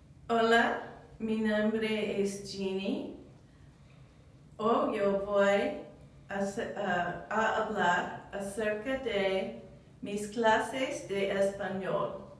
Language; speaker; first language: Spanish; non-native, learner; English